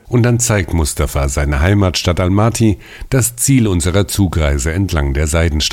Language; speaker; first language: German; native; German